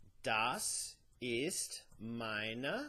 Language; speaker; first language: German; non-native, learner; English